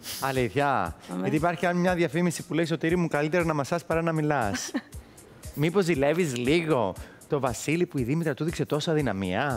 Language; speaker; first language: Greek; native; Greek